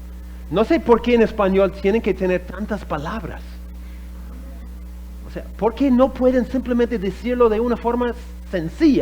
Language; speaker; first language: Spanish; non-native, fluent; English